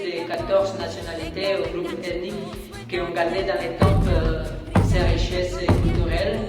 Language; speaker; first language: French; non-native, fluent; Spanish